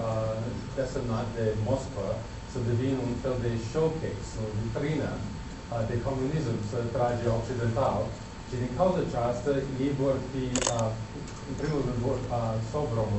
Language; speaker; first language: Romanian; non-native, learner; English